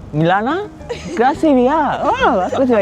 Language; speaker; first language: Russian; non-native, learner; Bangla